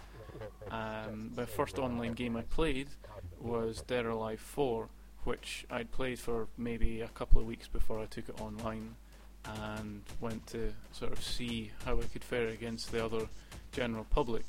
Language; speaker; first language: English; native; English